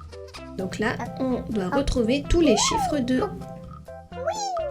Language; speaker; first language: French; native; French